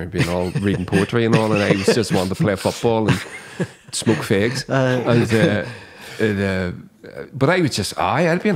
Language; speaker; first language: English; native; English